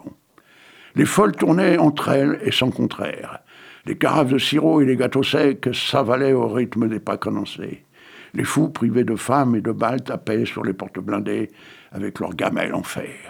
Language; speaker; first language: French; native; French